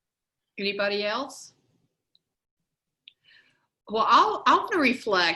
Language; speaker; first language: English; native; English